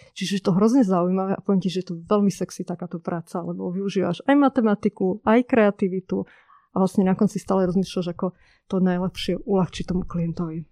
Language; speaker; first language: Slovak; native; Slovak